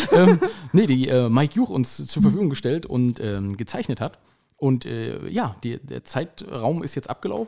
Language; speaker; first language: German; native; German